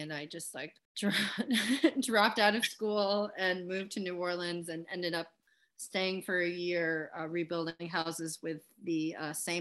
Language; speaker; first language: English; native; English